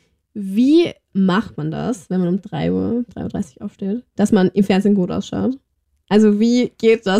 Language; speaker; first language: German; native; German